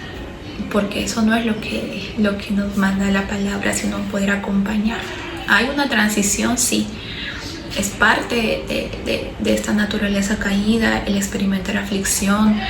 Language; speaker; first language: Spanish; native; Spanish